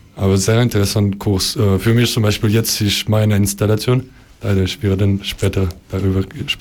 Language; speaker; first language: German; non-native, learner; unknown